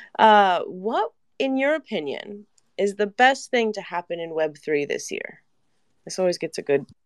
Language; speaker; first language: English; native; English